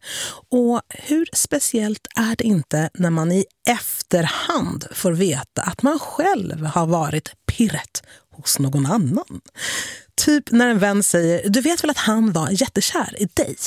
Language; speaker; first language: Swedish; native; Swedish